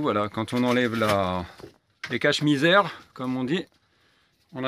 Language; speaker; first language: French; native; French